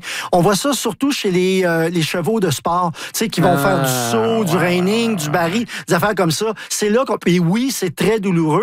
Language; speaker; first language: French; native; French